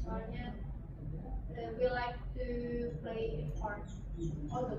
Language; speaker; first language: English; non-native, fluent; Indonesian